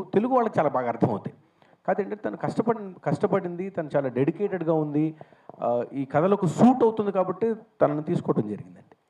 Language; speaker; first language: Telugu; native; Telugu